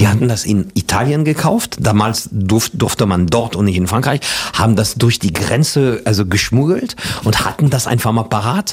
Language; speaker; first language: German; non-native, fluent; French